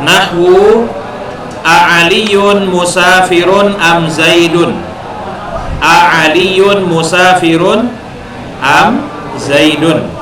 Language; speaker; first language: Arabic; non-native, fluent; Indonesian